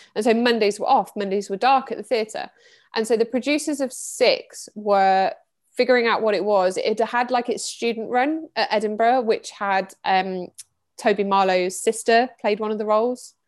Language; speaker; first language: English; native; English